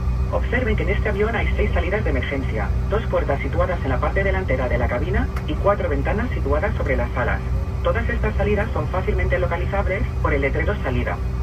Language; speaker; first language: Spanish; native; Spanish